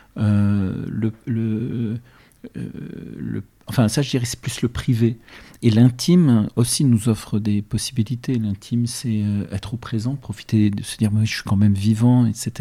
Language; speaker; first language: French; early bilingual, other home language; Arabic